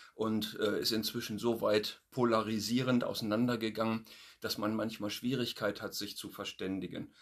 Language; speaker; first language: German; native; German